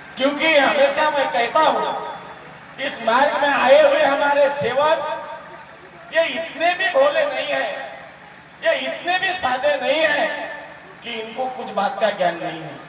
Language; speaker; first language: Hindi; non-native, local second language; Marathi